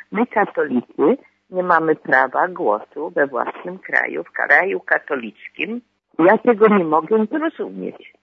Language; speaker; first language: Polish; native; Polish